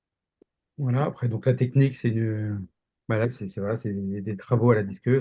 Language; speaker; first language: French; native; French